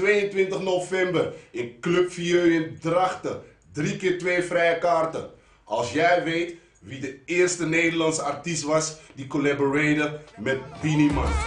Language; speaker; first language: Dutch; native; Dutch